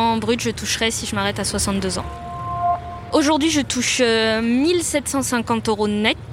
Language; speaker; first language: French; native; French